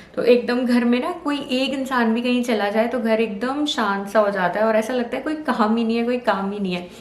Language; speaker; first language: Hindi; native; Hindi